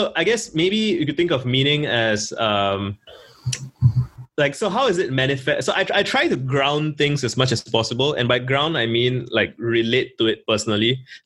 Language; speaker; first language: English; native; English